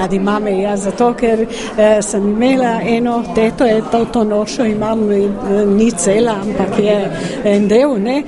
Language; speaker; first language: Slovenian; non-native, learner; Croatian